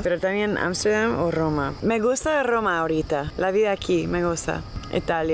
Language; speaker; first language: Spanish; non-native, learner; English